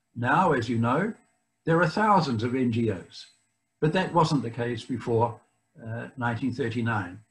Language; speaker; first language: English; native; English